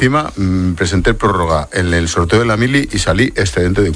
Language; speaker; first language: Spanish; native; Spanish